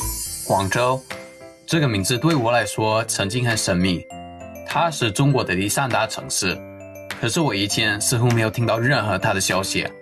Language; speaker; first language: Chinese; non-native, fluent; English